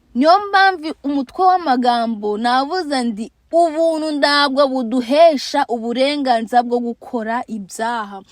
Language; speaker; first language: Kinyarwanda; native; Kinyarwanda